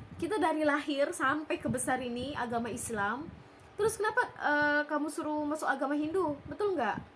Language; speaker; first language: Indonesian; native; Indonesian